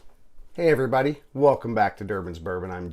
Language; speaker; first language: English; native; English